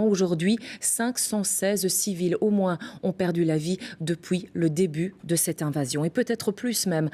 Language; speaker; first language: French; native; French